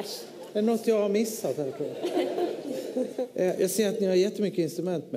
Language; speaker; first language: Swedish; native; Swedish